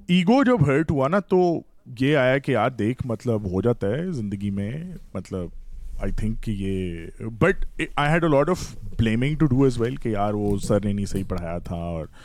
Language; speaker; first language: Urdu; native; Urdu